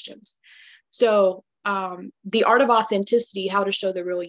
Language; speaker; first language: English; native; English